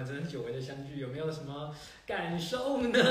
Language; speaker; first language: Chinese; native; Chinese